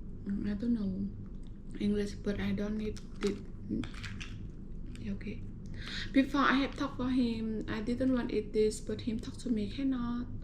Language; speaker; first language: English; non-native, learner; Vietnamese